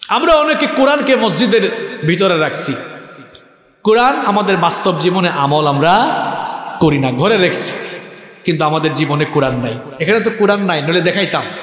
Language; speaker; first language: Bangla; non-native, local second language; Sylheti